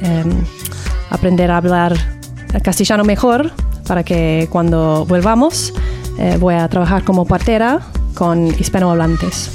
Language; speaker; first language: Spanish; non-native, learner; English